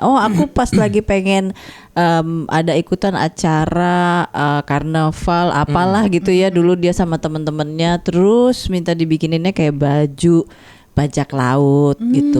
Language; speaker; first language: Indonesian; native; Indonesian